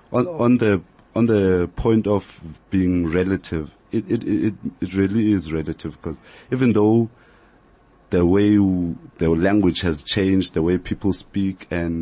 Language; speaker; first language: English; non-native, local second language; Xhosa